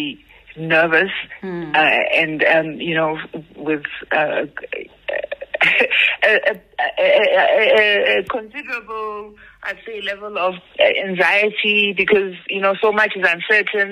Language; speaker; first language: English; non-native, local second language; Zulu